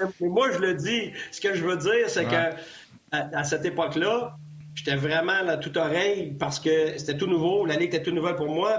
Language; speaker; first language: French; native; French